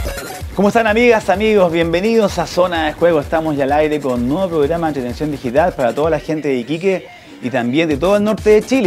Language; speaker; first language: Spanish; native; Spanish